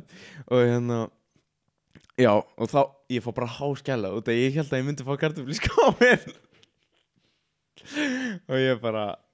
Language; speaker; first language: Icelandic; native; Icelandic